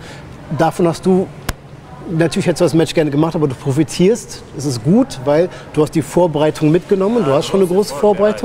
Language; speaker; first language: German; native; German